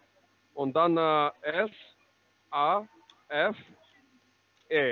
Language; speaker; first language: German; non-native, learner; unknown